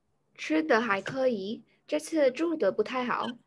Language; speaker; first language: Chinese; non-native, learner; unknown